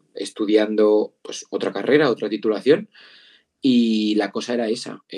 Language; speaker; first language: Spanish; native; Spanish